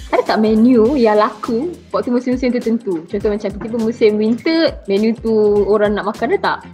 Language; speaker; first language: Malay; native; Malay